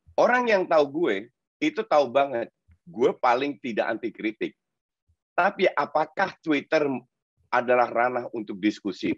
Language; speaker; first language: Indonesian; non-native, fluent; Dutch